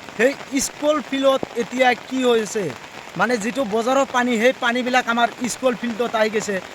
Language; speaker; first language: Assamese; native; Assamese